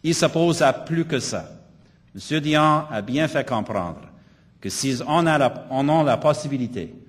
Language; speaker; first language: French; non-native, local second language; English